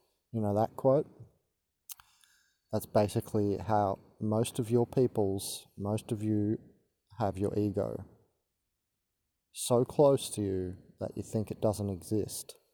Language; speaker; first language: English; native; English